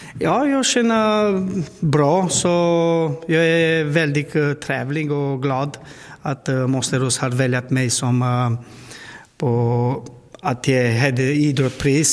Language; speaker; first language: Swedish; non-native, learner; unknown